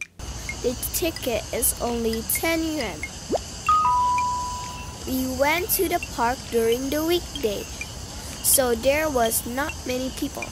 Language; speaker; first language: English; non-native, fluent; Indonesian